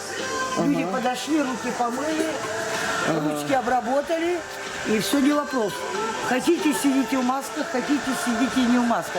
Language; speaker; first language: Russian; native; Russian